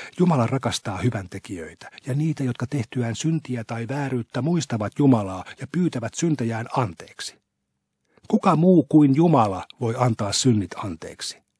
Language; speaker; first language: Finnish; native; Finnish